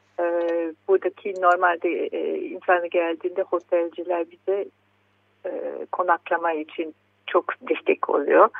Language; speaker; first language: Turkish; non-native, fluent; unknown